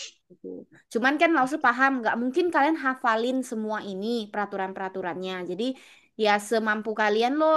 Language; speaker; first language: Indonesian; native; Indonesian